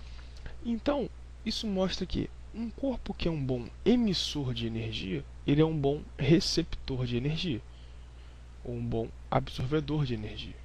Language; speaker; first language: Portuguese; native; Portuguese